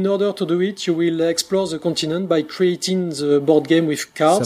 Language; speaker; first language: English; non-native, fluent; French